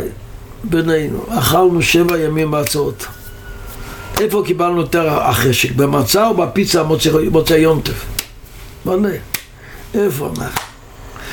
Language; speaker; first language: Hebrew; non-native, local second language; Yiddish